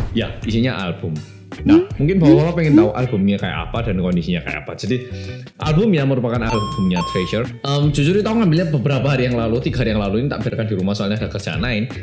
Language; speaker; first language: Indonesian; non-native, fluent; Korean